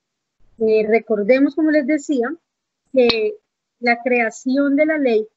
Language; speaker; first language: Spanish; native; Spanish